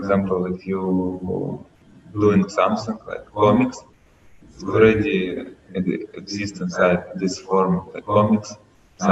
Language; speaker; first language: English; non-native, learner; Russian